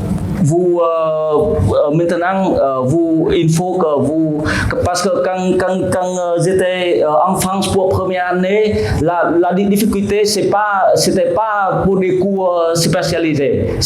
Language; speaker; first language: French; non-native, fluent; Vietnamese